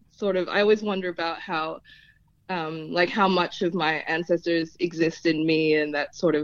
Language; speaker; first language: English; non-native, local second language; Filipino